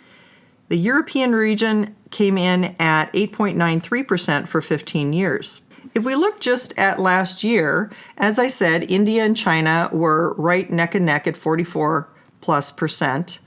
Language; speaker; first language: English; native; English